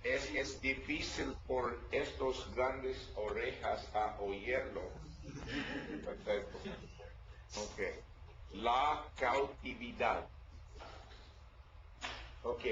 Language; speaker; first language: Spanish; non-native, learner; English